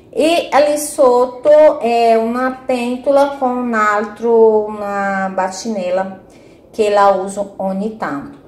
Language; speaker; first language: Italian; non-native, fluent; Portuguese